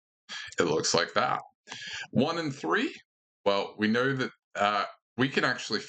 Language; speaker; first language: English; native; English